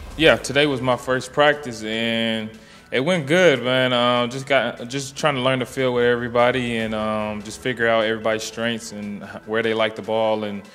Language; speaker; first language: English; native; English